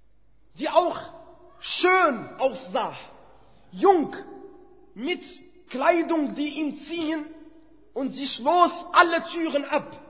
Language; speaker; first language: German; non-native, fluent; Arabic